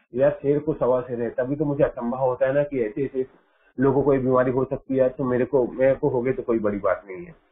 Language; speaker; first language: Hindi; native; Hindi